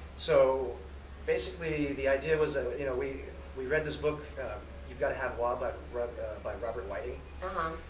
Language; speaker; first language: English; native; English